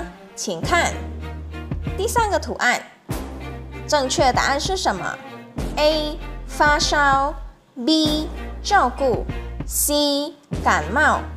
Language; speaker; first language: Chinese; non-native, fluent; Indonesian